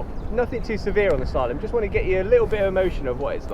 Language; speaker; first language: English; native; English